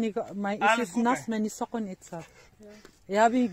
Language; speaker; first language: German; non-native, learner; Filipino